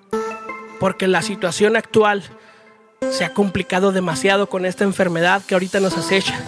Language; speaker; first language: Spanish; native; Spanish